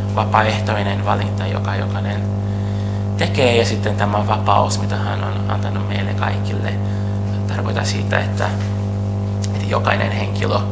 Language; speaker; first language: Finnish; non-native, fluent; Portuguese